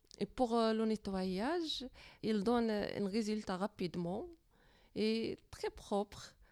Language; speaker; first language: French; non-native, learner; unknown